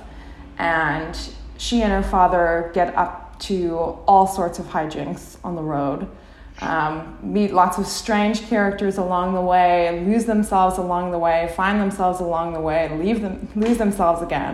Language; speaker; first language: English; native; English